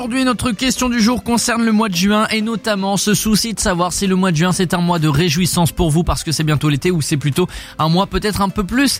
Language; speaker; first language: French; native; French